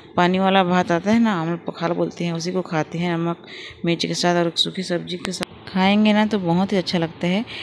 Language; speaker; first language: Hindi; non-native, local second language; Odia